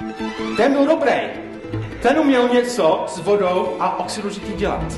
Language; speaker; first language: Czech; non-native, fluent; English